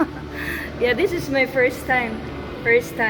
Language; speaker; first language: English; non-native, learner; Filipino